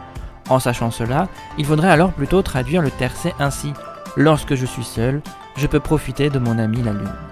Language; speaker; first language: French; native; French